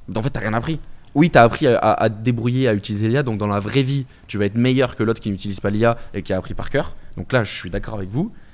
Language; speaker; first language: French; native; French